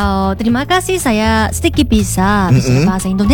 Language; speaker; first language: Indonesian; non-native, learner; Korean